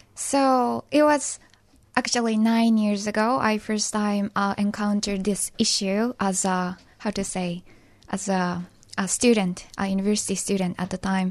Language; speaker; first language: English; non-native, fluent; Japanese